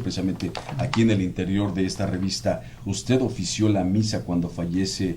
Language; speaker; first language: Spanish; native; Spanish